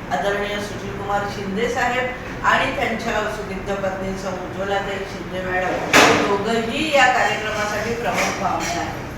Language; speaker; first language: Marathi; native; Marathi